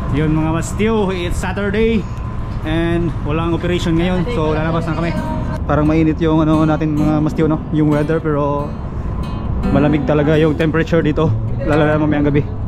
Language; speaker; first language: Filipino; non-native, local second language; Waray